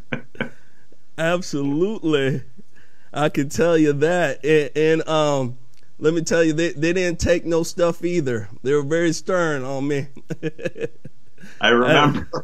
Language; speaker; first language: English; early bilingual, other home language; Akan